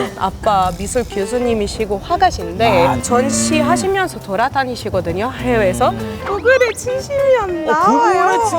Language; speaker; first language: Korean; non-native, fluent; Arabic